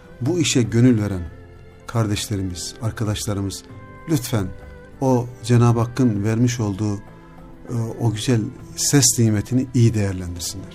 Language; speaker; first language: Turkish; native; Turkish